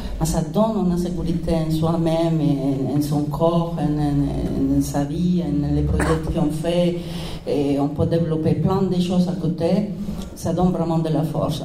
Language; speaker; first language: French; non-native, fluent; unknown